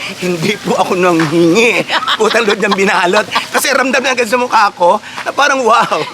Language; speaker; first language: Filipino; native; Filipino